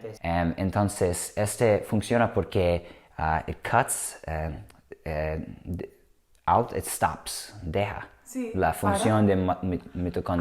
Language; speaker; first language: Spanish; non-native, learner; English